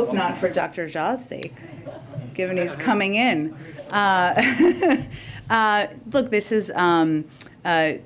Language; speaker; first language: English; native; English